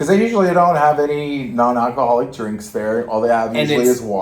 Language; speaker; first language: English; native; English